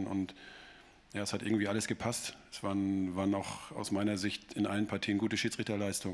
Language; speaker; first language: German; native; German